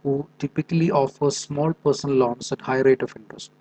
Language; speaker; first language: English; non-native, local second language; Malayalam